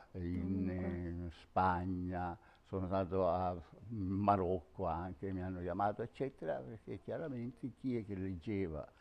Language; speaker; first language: Italian; native; Italian